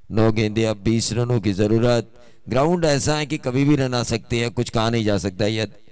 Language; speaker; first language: Hindi; non-native, local second language; Marathi